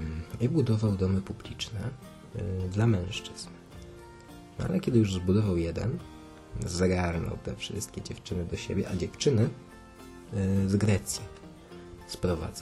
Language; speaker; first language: Polish; native; Polish